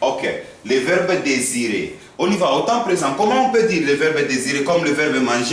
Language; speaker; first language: French; non-native, fluent; Korean